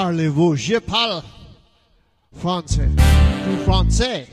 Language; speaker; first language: French; non-native, learner; English